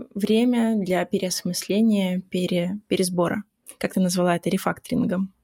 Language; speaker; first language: Russian; native; Russian